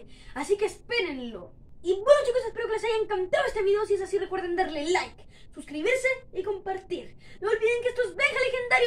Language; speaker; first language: Spanish; native; Spanish